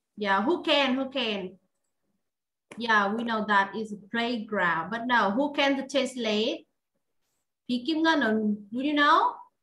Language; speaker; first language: English; non-native, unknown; Vietnamese